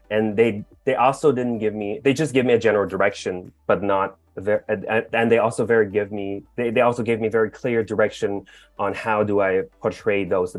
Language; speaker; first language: English; non-native, local second language; Cantonese